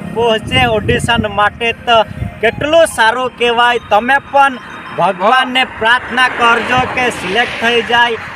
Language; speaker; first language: Gujarati; non-native, local second language; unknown